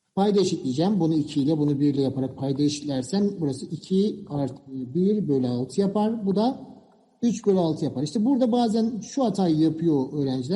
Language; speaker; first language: Turkish; native; Turkish